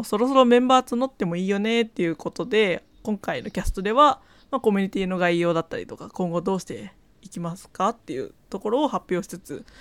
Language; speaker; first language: Japanese; non-native, fluent; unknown